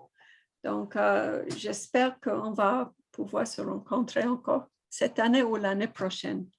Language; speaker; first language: French; non-native, fluent; English